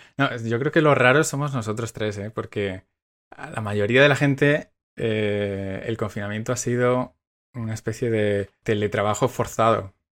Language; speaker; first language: Spanish; native; Spanish